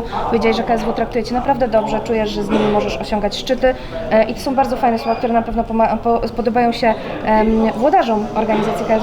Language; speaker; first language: Polish; native; Polish